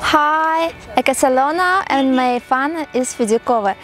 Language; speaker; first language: Afrikaans; non-native, learner; Russian